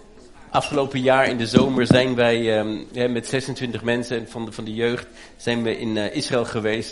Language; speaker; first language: Dutch; native; Dutch